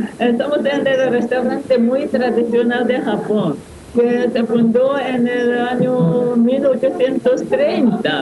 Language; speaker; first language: Spanish; non-native, learner; Japanese